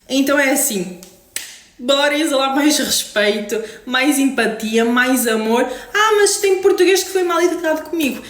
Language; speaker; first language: Portuguese; native; Portuguese